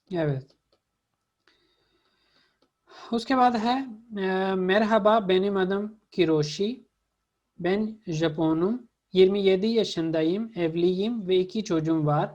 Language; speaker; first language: Turkish; non-native, fluent; Urdu